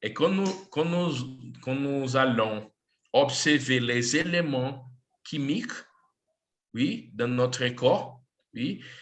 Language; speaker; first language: French; non-native, learner; Portuguese